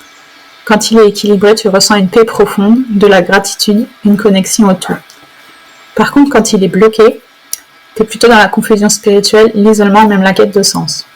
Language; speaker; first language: French; native; French